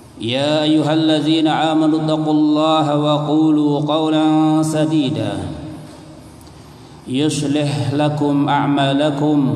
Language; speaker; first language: Arabic; non-native, fluent; Indonesian